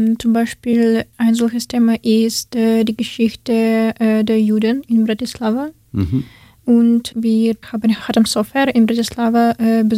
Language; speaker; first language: German; non-native, fluent; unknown